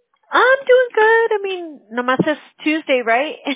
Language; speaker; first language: English; early bilingual, other home language; Spanish